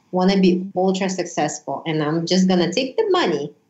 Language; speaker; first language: English; non-native, fluent; Russian